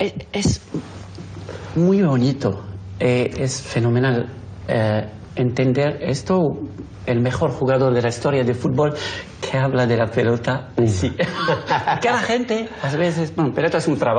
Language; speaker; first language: Spanish; non-native, learner; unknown